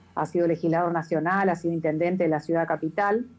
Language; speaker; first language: Spanish; native; Spanish